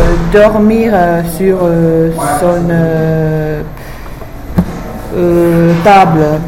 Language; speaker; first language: French; non-native, learner; English